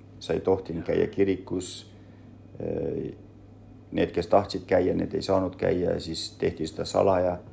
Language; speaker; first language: Estonian; early bilingual, other home language; Russian